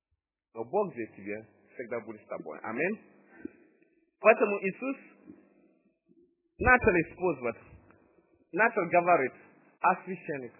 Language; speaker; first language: Russian; non-native, fluent; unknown